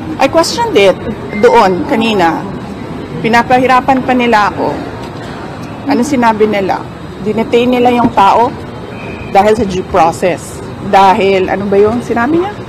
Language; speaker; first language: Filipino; non-native, local second language; Cebuano